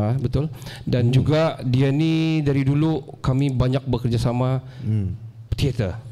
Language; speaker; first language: Malay; native; Malay